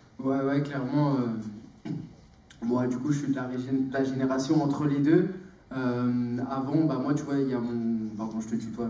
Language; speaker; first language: French; native; French